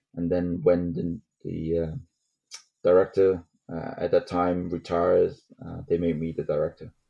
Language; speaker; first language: English; non-native, local second language; Cantonese